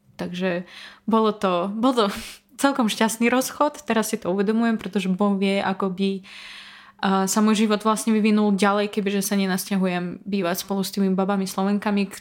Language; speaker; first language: Slovak; non-native, fluent; Russian